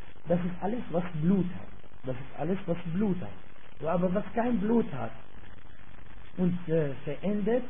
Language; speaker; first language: German; non-native, fluent; Arabic